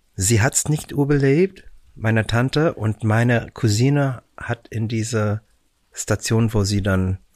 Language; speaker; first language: German; non-native, fluent; English